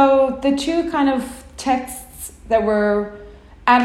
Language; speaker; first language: English; native; English